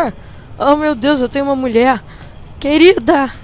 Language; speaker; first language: Portuguese; native; Portuguese